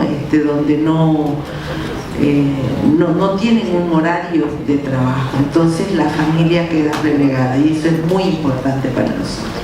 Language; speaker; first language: Spanish; native; Spanish